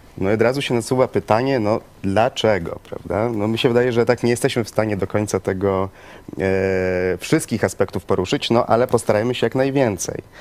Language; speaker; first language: Polish; native; Polish